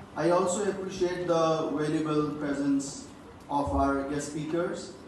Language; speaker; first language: English; non-native, local second language; Urdu